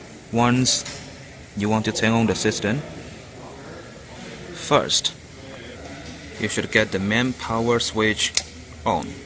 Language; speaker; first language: English; non-native, learner; Chinese